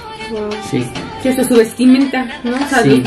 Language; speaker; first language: Spanish; native; Spanish